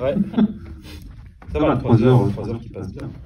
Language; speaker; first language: French; native; French